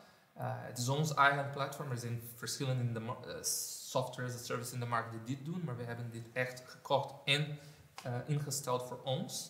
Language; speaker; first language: Dutch; non-native, fluent; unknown